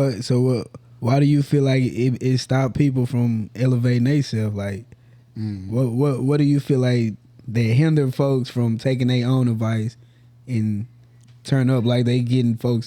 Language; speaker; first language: English; native; English